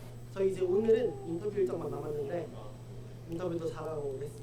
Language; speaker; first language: Korean; native; Korean